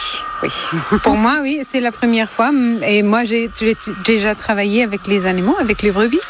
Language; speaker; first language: French; non-native, fluent; German